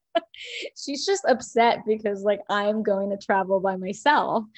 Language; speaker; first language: English; early bilingual, other home language; Arabic